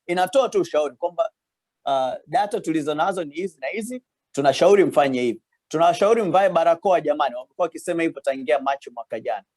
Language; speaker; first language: Swahili; native; Swahili